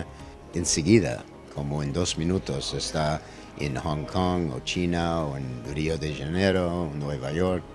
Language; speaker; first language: Spanish; non-native, learner; English